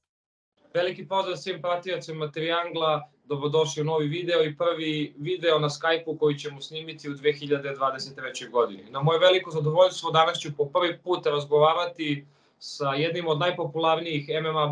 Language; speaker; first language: Serbian; native; Serbian